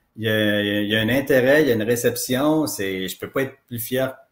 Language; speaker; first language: French; native; French